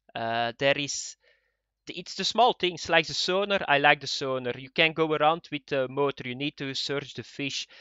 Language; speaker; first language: English; non-native, fluent; Dutch